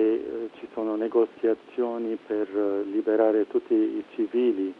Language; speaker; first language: Italian; non-native, fluent; Arabic